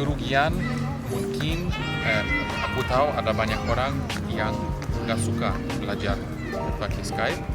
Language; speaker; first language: Indonesian; non-native, fluent; Polish